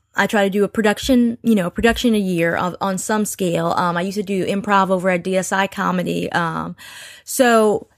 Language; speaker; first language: English; early bilingual, other home language; Yoruba